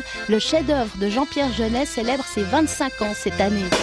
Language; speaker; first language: French; native; French